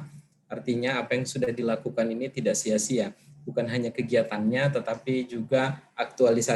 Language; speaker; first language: Indonesian; native; Indonesian